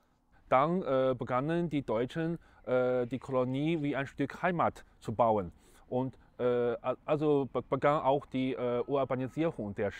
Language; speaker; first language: German; non-native, fluent; Chinese